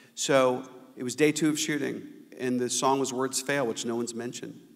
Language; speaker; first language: English; native; English